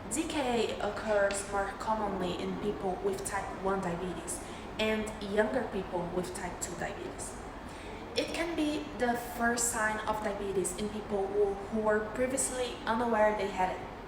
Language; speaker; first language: English; non-native, fluent; Portuguese